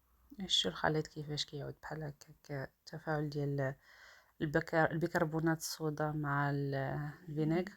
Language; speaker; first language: Arabic; native; Arabic